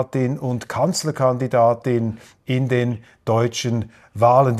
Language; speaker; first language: German; native; German